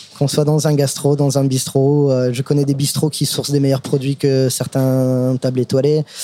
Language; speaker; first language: French; non-native, fluent; English